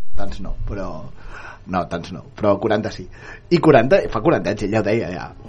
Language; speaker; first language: Catalan; native; Catalan